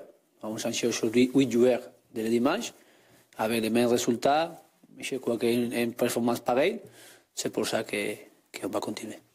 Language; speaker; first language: French; non-native, learner; Spanish